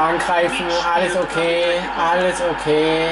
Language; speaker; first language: German; non-native, fluent; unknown